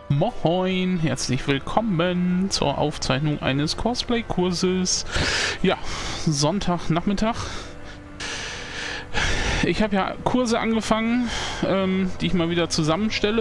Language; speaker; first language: German; native; German